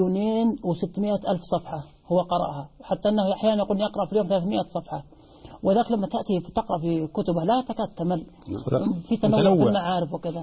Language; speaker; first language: Arabic; native; Arabic